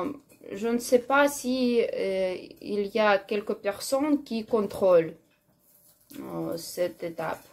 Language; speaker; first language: French; non-native, learner; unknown